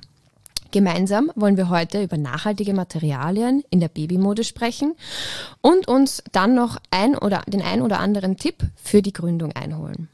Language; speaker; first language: German; native; German